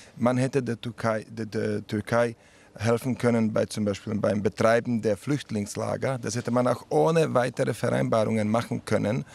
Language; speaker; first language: German; non-native, fluent; Slovak